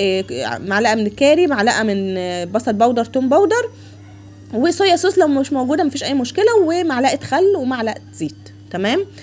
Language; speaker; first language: Arabic; native; Arabic